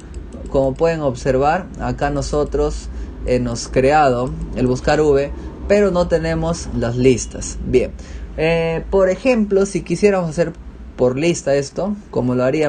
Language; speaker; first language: Spanish; native; Spanish